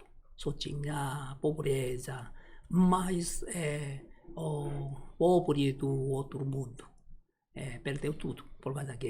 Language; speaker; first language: Portuguese; non-native, learner; Korean